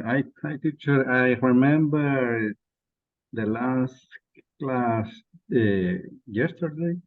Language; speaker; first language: English; non-native, learner; Spanish